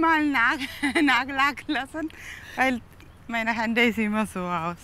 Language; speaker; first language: German; non-native, learner; Tamil